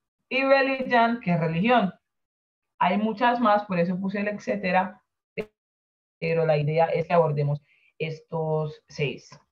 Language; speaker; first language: Spanish; non-native, fluent; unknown